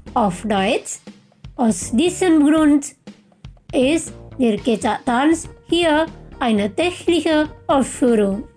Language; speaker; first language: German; non-native, fluent; Indonesian